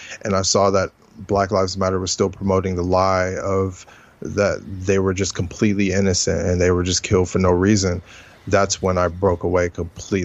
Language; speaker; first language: English; native; English